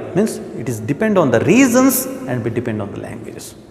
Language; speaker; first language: English; non-native, local second language; Kannada